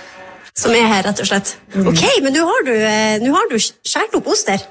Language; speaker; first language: Norwegian; native; Norwegian